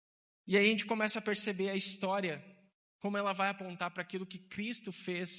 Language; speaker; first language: Portuguese; native; Portuguese